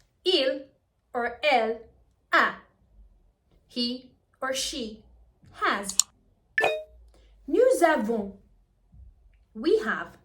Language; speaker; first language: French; non-native, fluent; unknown